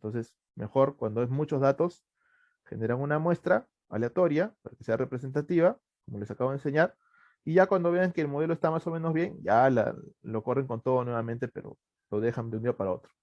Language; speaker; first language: Spanish; native; Spanish